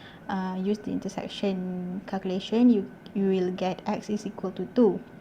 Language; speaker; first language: English; non-native, local second language; Malay